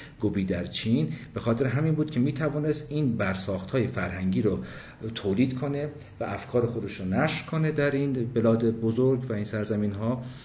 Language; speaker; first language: Persian; early bilingual, other home language; English